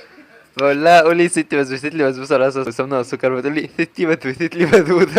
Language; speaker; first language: Arabic; native; Arabic